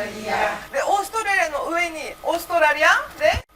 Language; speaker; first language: Japanese; early bilingual, heritage; Japanese